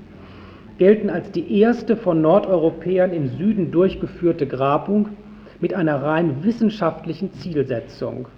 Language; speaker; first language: German; native; German